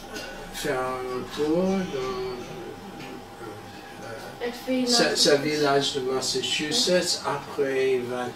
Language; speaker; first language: French; non-native, learner; English